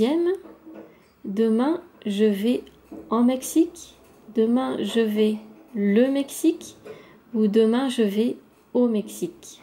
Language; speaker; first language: French; native; French